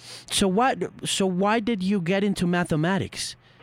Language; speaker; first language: English; non-native, fluent; Spanish